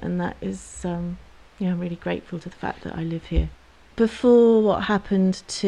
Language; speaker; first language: English; native; English